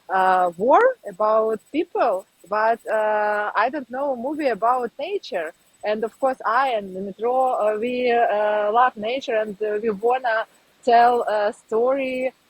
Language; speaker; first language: English; non-native, learner; Ukrainian